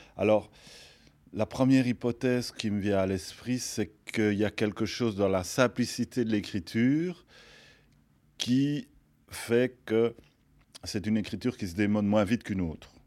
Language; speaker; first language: French; native; French